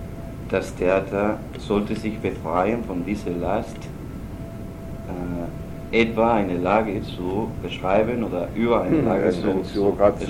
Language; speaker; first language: German; non-native, learner; Spanish